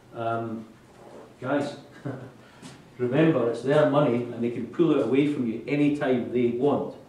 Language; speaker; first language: English; native; English